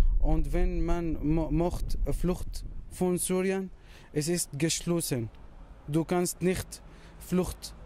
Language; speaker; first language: German; non-native, learner; Arabic